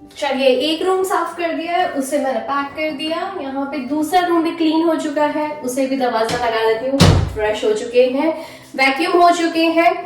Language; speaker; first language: Hindi; native; Hindi